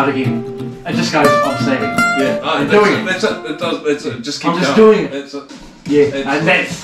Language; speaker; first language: English; native; English